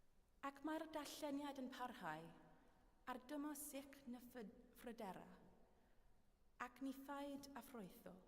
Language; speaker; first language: Welsh; non-native, fluent; English